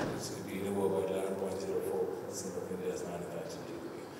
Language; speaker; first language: English; non-native, local second language; Tamil